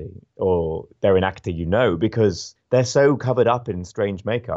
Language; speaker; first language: English; native; English